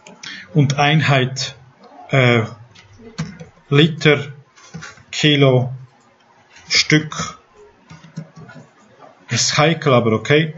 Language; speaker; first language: German; non-native, fluent; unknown